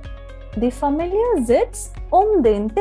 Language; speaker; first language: German; non-native, fluent; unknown